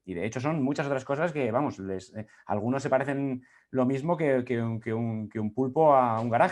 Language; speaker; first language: Spanish; native; Spanish